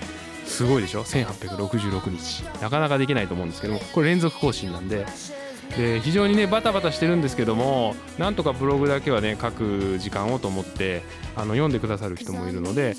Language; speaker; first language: Japanese; native; Japanese